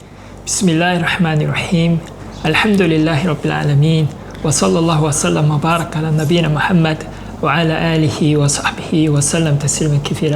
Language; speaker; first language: Arabic; non-native, fluent; Korean